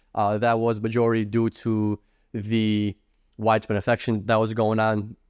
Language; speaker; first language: English; native; English